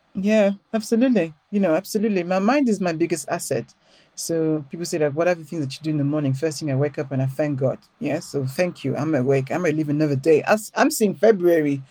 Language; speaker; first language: English; non-native, fluent; French